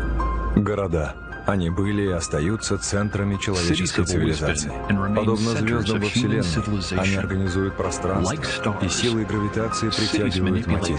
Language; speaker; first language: Russian; native; Russian